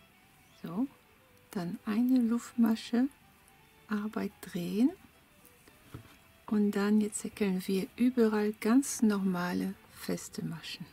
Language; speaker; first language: German; non-native, fluent; French